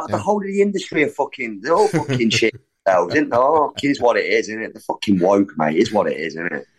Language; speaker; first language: English; native; English